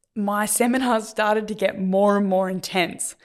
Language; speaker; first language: English; native; English